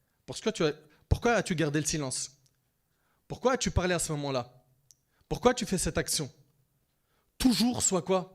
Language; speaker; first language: French; native; French